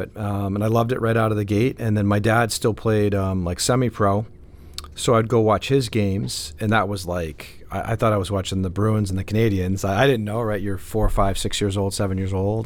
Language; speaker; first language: English; native; English